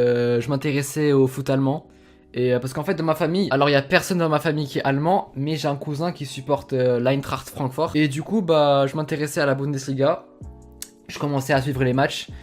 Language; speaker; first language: French; native; French